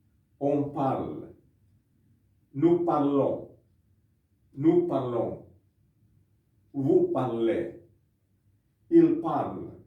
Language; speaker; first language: French; non-native, fluent; Indonesian